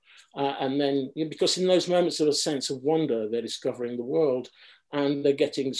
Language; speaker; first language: English; native; English